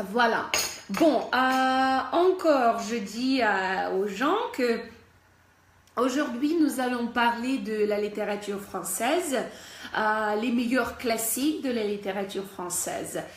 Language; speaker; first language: French; non-native, fluent; Russian